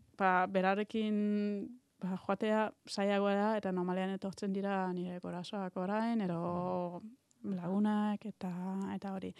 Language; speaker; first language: Basque; non-native, learner; German